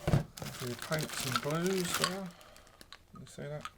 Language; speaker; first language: English; native; English